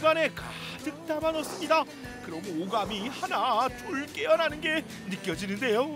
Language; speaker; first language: Korean; native; Korean